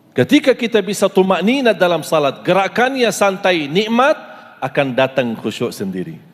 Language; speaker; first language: Malay; non-native, fluent; Arabic